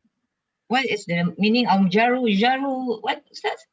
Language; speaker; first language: English; non-native, local second language; Malay